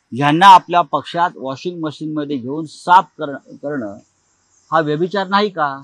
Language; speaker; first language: Marathi; native; Marathi